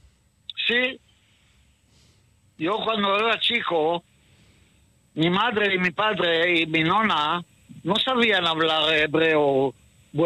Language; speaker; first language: Spanish; early bilingual, heritage; Ladino